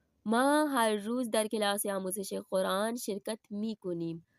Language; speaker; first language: Persian; non-native, fluent; Urdu